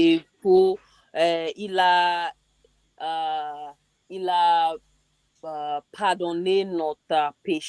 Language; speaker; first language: French; non-native, learner; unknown